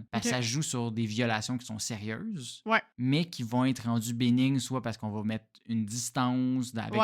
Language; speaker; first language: French; native; French